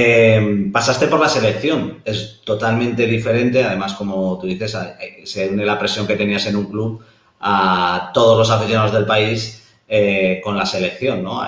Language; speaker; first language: Spanish; native; Spanish